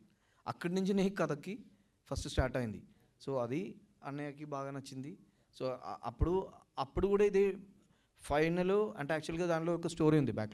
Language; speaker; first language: Telugu; non-native, fluent; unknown